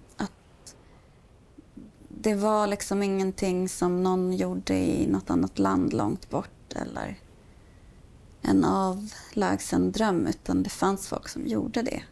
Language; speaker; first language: Swedish; native; Swedish